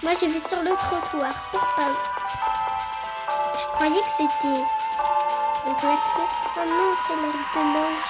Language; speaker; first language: French; native; French